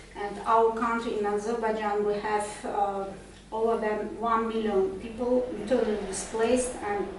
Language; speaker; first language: English; non-native, fluent; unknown